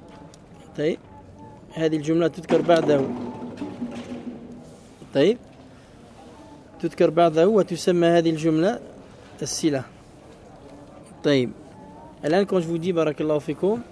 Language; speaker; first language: Arabic; non-native, fluent; French